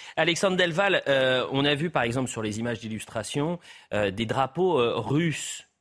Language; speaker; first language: French; native; French